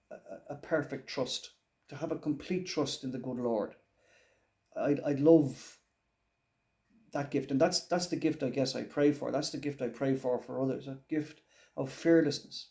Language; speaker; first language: English; native; English